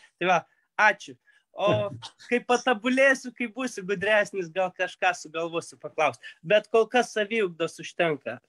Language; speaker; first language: Lithuanian; non-native, local second language; Russian